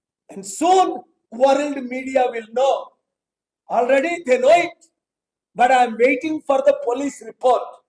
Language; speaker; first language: English; non-native, local second language; Telugu